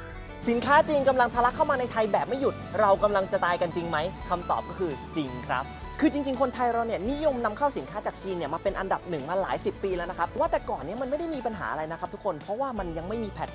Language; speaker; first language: Thai; native; Thai